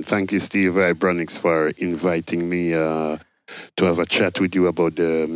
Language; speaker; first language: English; native; English